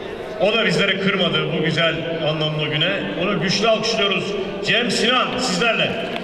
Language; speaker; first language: Turkish; native; Turkish